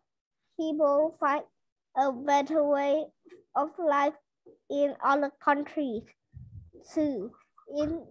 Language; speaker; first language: English; non-native, learner; Vietnamese